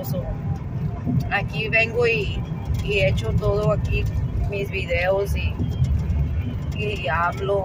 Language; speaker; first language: Spanish; early bilingual, heritage; Spanish